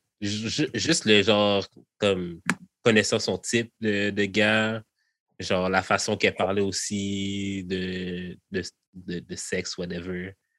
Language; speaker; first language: French; native; French